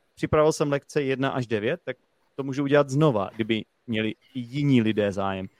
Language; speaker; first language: Czech; native; Czech